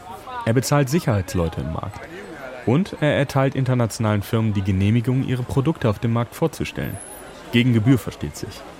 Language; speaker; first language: German; native; German